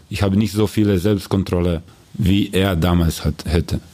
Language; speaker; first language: German; non-native, learner; Croatian